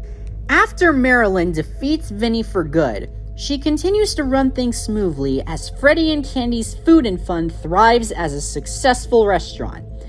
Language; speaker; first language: English; native; English